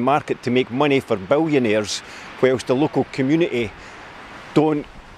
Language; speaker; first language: English; native; English